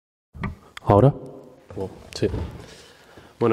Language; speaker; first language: Spanish; native; Spanish